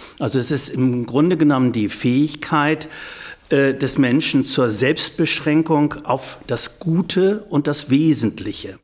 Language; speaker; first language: German; native; German